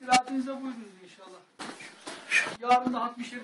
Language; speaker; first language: Turkish; native; Turkish